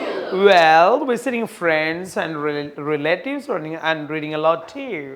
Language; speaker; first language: English; non-native, local second language; Malayalam